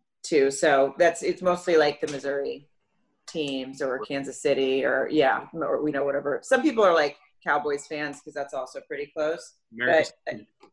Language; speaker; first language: English; native; English